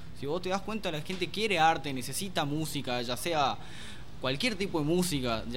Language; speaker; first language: Spanish; native; Spanish